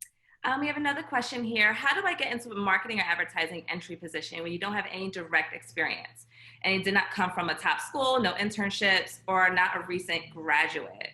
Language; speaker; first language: English; native; English